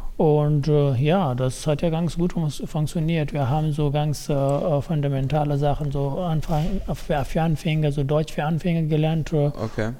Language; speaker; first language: German; non-native, fluent; Persian